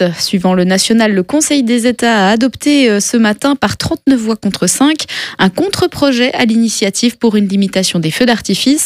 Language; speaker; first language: French; native; French